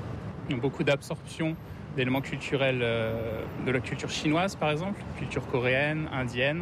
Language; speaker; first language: French; native; French